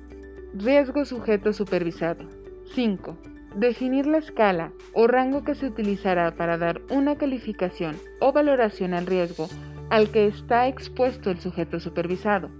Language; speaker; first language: Spanish; native; Spanish